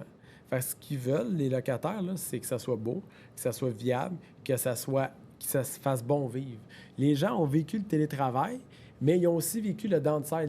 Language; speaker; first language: French; native; French